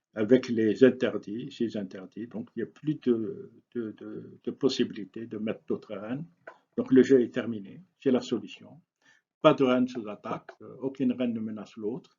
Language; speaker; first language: French; non-native, local second language; Arabic